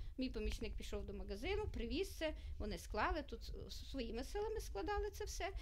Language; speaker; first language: Ukrainian; native; Ukrainian